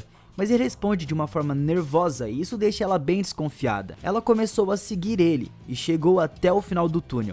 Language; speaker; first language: Portuguese; native; Portuguese